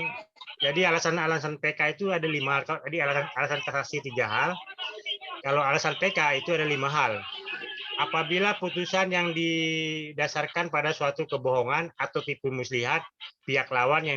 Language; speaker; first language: Indonesian; native; Indonesian